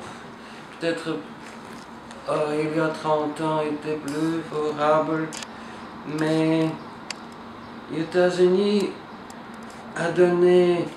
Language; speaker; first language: French; non-native, learner; Russian